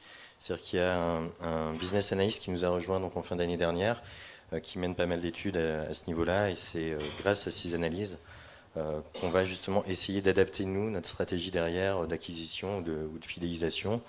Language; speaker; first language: French; native; French